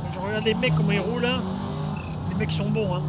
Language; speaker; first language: French; native; French